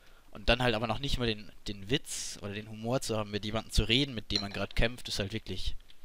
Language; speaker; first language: German; native; German